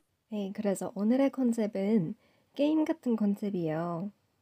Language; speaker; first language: Korean; non-native, learner; English